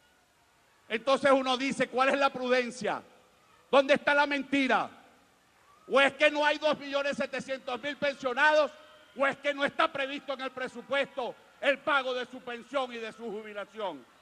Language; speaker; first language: Spanish; native; Spanish